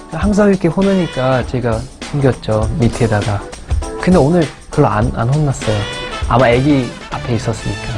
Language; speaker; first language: Korean; non-native, learner; English